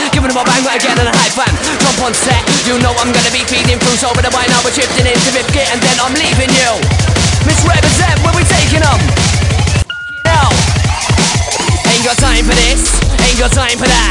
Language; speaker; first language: English; native; English